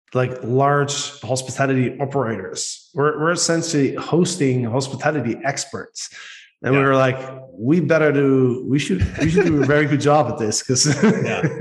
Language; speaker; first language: English; non-native, fluent; Dutch